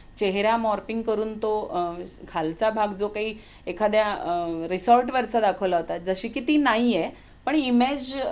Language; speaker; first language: Marathi; native; Marathi